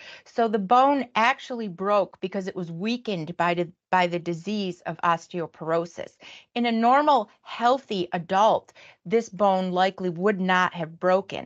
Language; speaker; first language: English; native; English